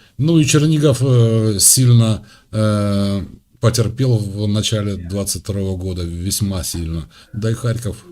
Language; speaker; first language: Russian; native; Russian